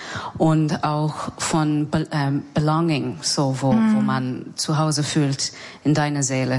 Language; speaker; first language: German; non-native, learner; English